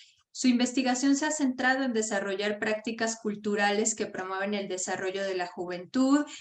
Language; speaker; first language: Spanish; native; Spanish